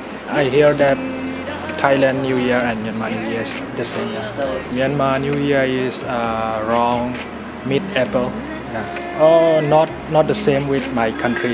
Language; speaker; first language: English; non-native, fluent; Burmese